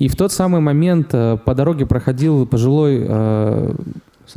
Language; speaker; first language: Russian; native; Russian